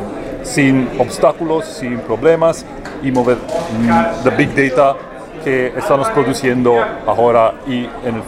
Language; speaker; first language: Spanish; non-native, learner; Italian